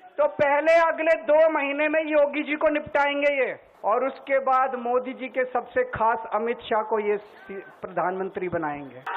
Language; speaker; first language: Hindi; native; Hindi